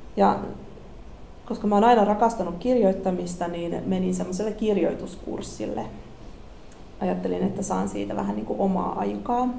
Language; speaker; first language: Finnish; early bilingual, other home language; Russian